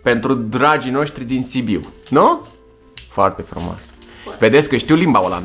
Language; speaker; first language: Romanian; native; Romanian